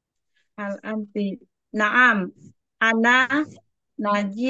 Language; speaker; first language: Arabic; non-native, learner; Indonesian